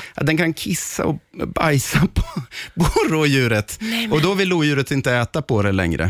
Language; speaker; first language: Swedish; native; Swedish